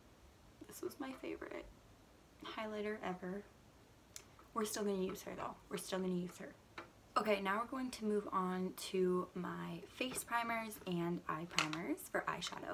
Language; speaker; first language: English; native; English